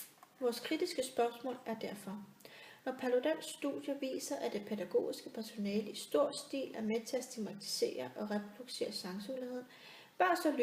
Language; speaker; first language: Danish; native; Danish